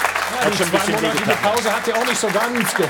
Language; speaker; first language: German; native; German